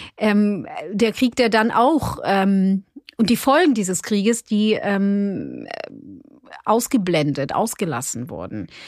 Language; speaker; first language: German; non-native, fluent; Russian